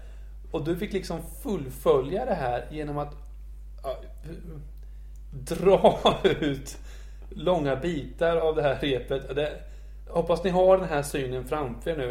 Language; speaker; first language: Swedish; native; Swedish